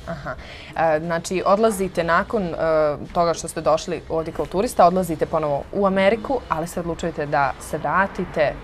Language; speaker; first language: Serbian; native; Serbian